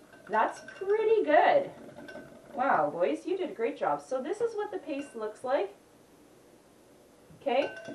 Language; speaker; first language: English; native; English